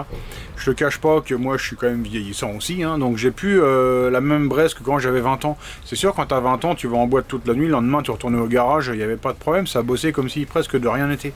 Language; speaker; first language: French; native; French